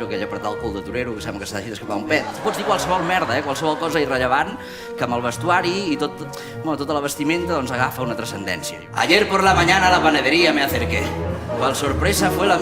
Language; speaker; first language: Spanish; non-native, local second language; Catalan